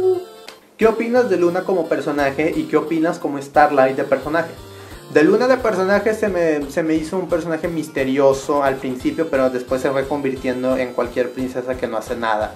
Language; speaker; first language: Spanish; native; Spanish